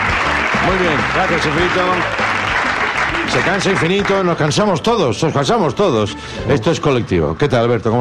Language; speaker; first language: Spanish; native; Spanish